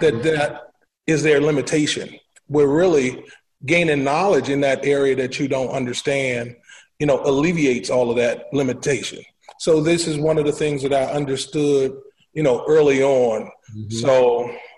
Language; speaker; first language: English; native; English